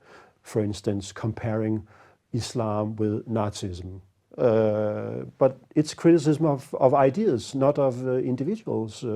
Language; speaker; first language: English; non-native, fluent; Danish